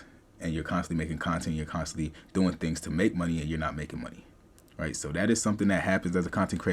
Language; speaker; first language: English; native; English